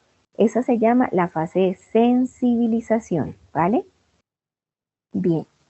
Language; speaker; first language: Spanish; native; Spanish